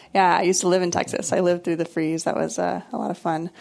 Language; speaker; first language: English; native; English